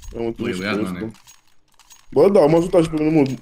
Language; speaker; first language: Romanian; early bilingual, other home language; English